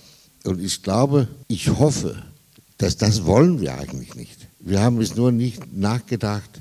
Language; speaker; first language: German; non-native, fluent; Danish